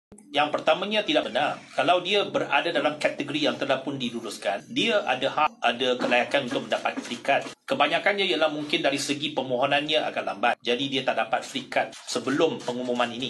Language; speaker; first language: Malay; native; Malay